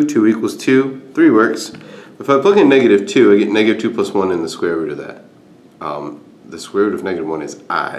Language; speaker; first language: English; native; English